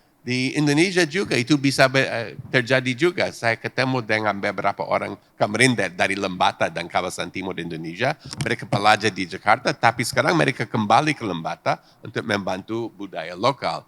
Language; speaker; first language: Indonesian; non-native, fluent; English